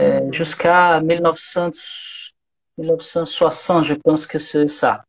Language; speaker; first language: French; non-native, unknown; Portuguese